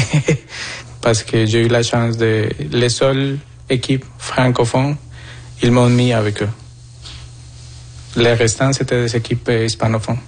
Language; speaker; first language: French; non-native, fluent; Spanish